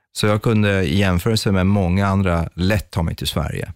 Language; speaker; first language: Swedish; early bilingual, other home language; Persian